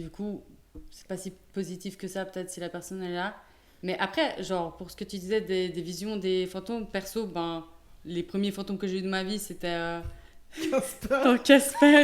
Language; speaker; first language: French; native; French